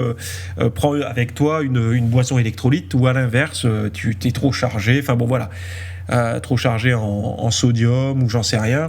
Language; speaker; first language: French; native; French